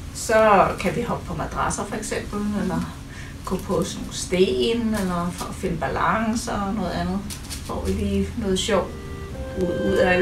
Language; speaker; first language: Danish; native; Danish